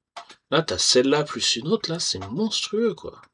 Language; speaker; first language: French; native; French